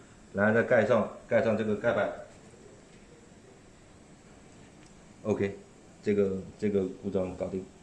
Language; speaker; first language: Chinese; native; Chinese